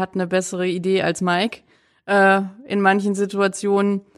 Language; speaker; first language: German; native; German